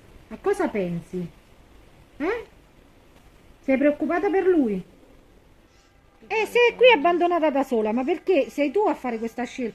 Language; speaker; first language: Italian; native; Italian